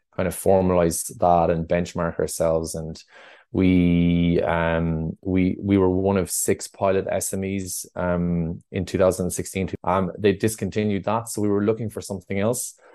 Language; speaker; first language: English; native; English